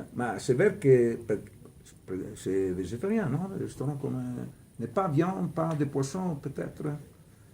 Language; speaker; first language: French; non-native, learner; Italian